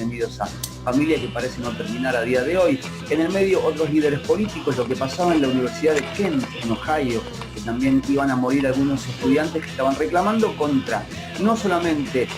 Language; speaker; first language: Spanish; native; Spanish